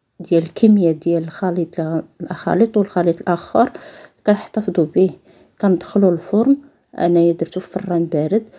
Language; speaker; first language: Arabic; native; Arabic